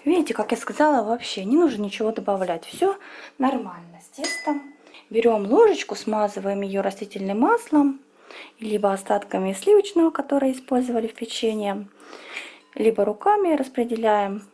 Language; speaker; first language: Russian; native; Russian